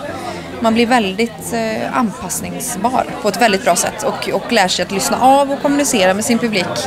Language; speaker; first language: Swedish; native; Swedish